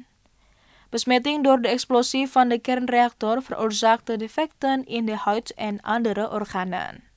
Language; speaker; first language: Dutch; non-native, fluent; Indonesian